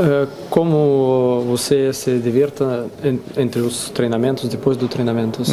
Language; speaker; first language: Portuguese; non-native, learner; Russian